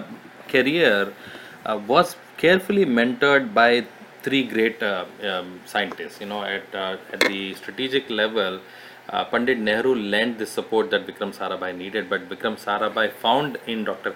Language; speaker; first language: English; non-native, local second language; Telugu